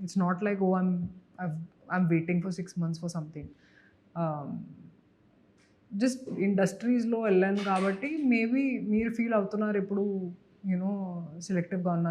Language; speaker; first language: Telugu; non-native, local second language; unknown